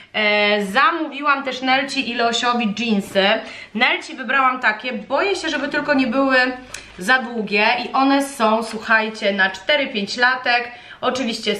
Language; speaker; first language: Polish; native; Polish